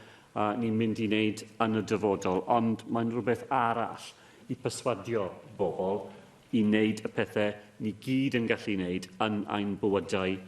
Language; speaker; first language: Welsh; non-native, local second language; English